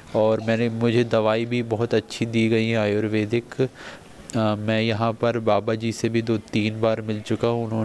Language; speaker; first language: Hindi; native; Hindi